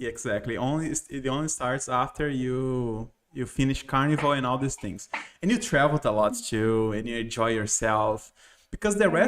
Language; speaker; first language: English; non-native, fluent; Portuguese